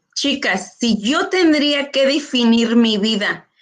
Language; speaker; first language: Spanish; early bilingual, heritage; Spanish